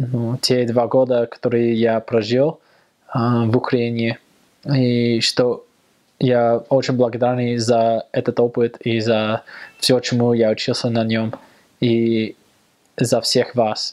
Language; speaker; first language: Russian; non-native, learner; English